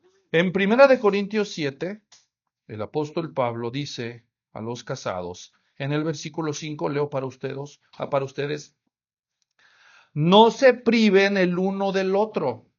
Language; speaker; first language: Spanish; native; Spanish